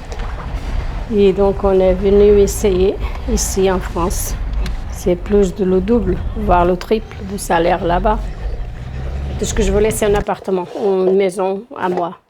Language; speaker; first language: French; non-native, fluent; Portuguese